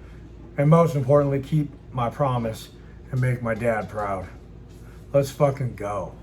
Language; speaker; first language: English; native; English